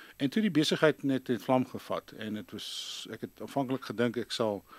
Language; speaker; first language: Afrikaans; native; Afrikaans